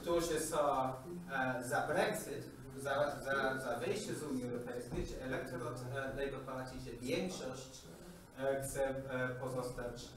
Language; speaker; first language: Polish; non-native, learner; English